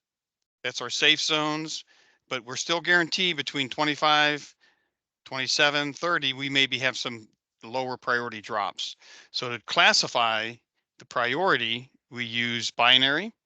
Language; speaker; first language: English; native; English